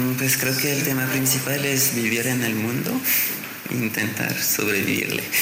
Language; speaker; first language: Spanish; non-native, fluent; French